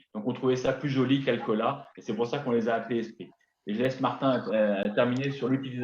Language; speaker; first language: French; native; French